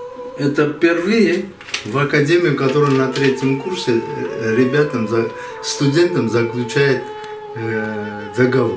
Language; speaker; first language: Russian; non-native, local second language; Armenian